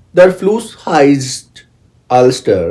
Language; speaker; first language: German; non-native, learner; Hindi